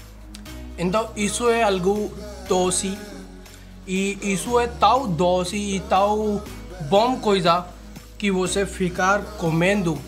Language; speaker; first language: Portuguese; non-native, learner; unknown